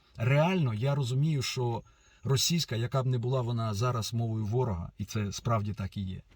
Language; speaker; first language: Ukrainian; non-native, local second language; Russian